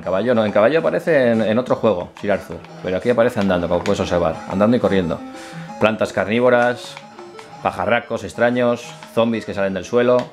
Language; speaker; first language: Spanish; native; Spanish